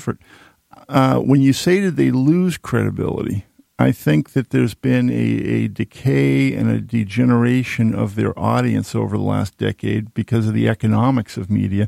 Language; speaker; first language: English; native; English